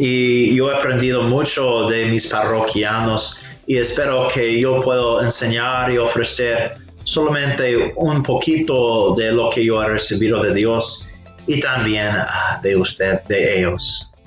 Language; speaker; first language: Spanish; non-native, fluent; English